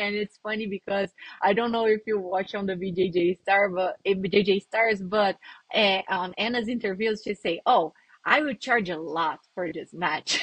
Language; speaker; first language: English; non-native, fluent; Portuguese